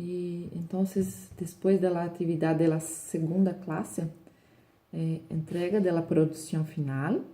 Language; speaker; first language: Spanish; non-native, learner; Portuguese